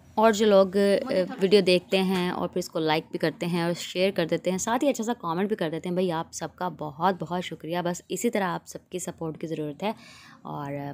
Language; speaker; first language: Hindi; native; Hindi